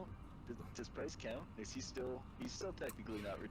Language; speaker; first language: English; native; English